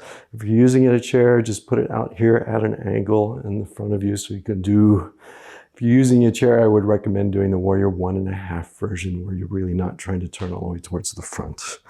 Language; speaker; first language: English; native; English